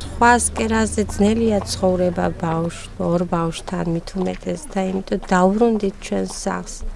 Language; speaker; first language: Georgian; non-native, local second language; Mingrelian